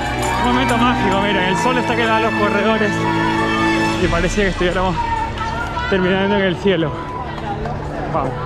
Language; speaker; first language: Spanish; native; Spanish